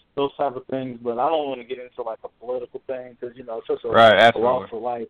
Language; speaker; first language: English; native; English